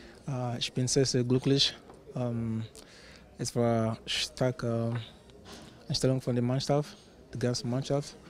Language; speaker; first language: German; non-native, learner; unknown